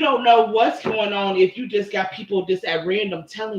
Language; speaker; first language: English; native; English